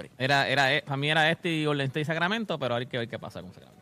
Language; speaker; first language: Spanish; native; Spanish